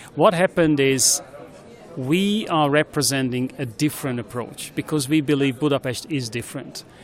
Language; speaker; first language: English; non-native, fluent; Hungarian